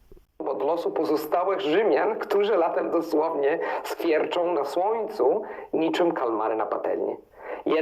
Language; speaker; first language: Polish; non-native, fluent; Italian